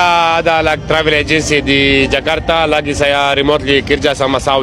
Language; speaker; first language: Indonesian; non-native, learner; Arabic